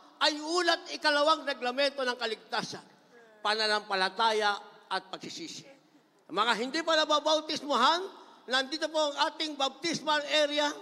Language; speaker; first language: Filipino; native; Filipino